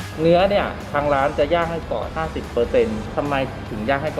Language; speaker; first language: Thai; native; Thai